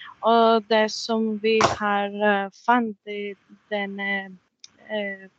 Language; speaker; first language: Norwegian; non-native, fluent; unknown